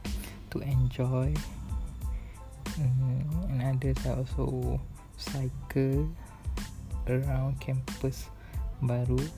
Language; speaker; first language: English; non-native, learner; Malay